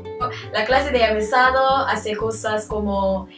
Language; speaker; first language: Spanish; non-native, learner; English